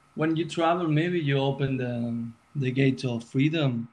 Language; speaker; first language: English; non-native, fluent; Spanish